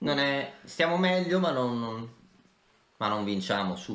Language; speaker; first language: Italian; native; Italian